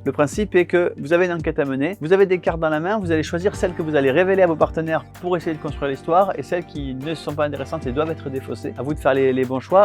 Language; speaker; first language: French; native; French